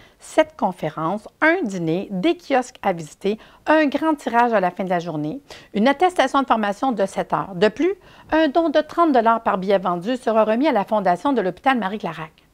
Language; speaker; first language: French; native; French